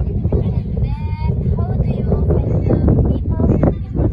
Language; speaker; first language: English; non-native, learner; Indonesian